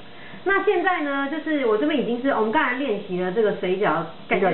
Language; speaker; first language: Chinese; native; Chinese